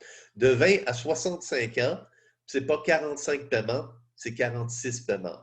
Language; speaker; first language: French; native; French